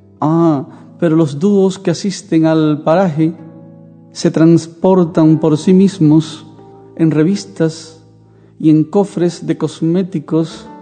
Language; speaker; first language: Spanish; native; Spanish